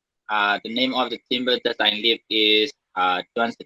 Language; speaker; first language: English; non-native, learner; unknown